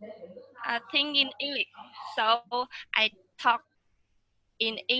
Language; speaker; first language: English; non-native, learner; Vietnamese